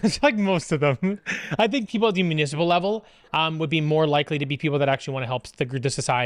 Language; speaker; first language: English; native; English